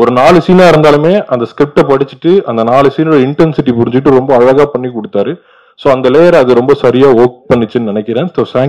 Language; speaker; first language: Tamil; native; Tamil